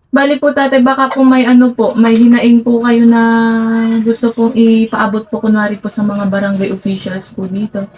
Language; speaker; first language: Filipino; native; Filipino